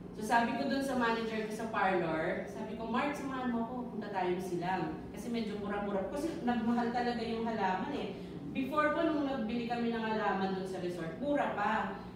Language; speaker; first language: Filipino; non-native, local second language; Pampanga